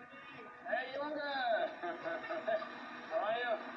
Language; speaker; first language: Dutch; non-native, local second language; French